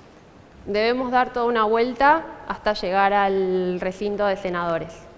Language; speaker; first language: Spanish; native; Spanish